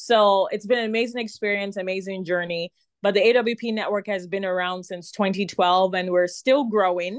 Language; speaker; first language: English; non-native, local second language; Yoruba